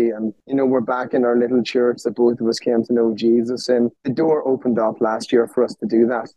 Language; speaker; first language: English; native; English